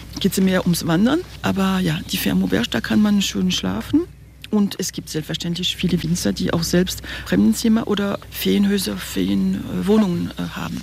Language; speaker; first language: German; non-native, local second language; French